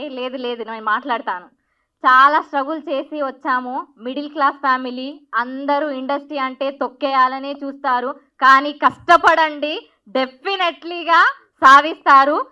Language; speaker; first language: Telugu; non-native, local second language; Marathi